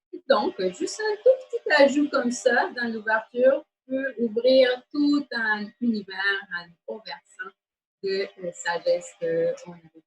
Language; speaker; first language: French; native; French